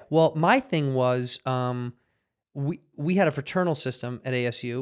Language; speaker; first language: English; native; English